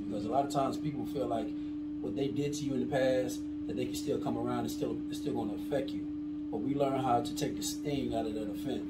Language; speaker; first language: English; native; English